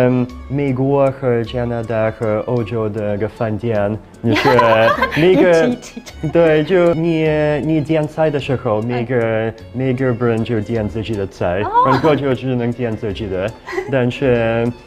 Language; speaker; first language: Chinese; non-native, fluent; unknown